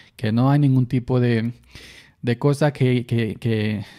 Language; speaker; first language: Spanish; native; Spanish